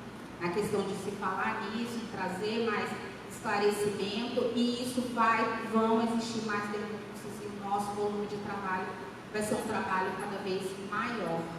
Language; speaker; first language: Portuguese; native; Portuguese